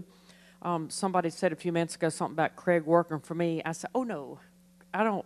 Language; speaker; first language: English; native; English